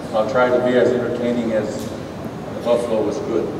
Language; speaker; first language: English; native; English